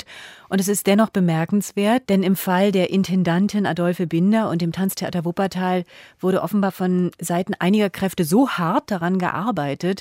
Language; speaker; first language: German; native; German